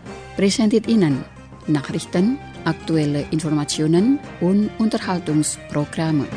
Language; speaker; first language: German; non-native, fluent; Indonesian